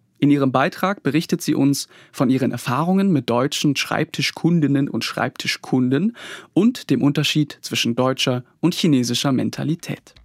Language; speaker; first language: German; native; German